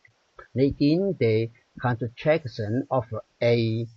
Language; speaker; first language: English; non-native, learner; Chinese